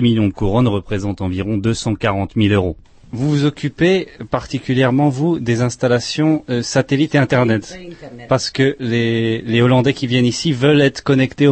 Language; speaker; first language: French; native; French